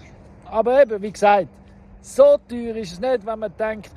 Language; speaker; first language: German; non-native, fluent; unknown